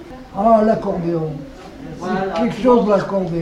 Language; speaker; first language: French; native; French